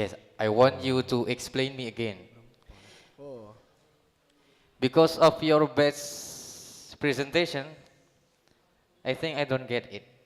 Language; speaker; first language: English; non-native, learner; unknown